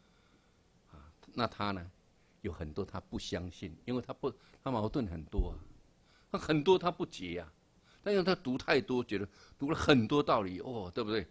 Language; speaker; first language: Chinese; native; Chinese